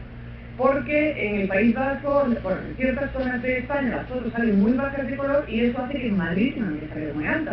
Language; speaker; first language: Spanish; native; Spanish